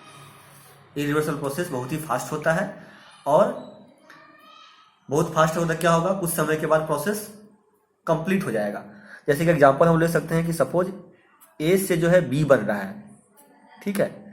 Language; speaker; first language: Hindi; native; Hindi